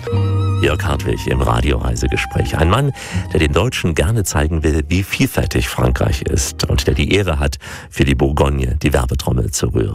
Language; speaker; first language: German; native; German